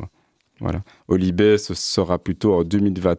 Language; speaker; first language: French; native; French